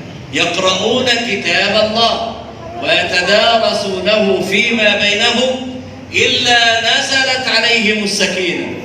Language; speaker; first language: Arabic; native; Arabic